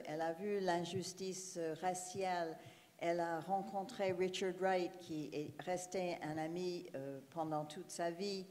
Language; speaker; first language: French; non-native, fluent; English